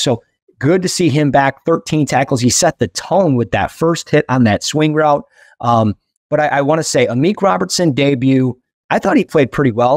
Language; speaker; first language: English; native; English